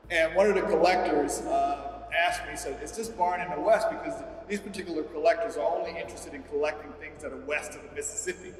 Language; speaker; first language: English; native; English